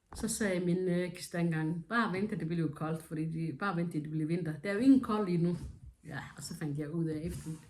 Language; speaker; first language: Danish; non-native, fluent; Somali